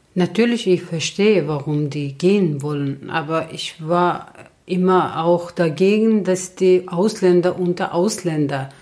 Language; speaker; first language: German; non-native, fluent; Turkish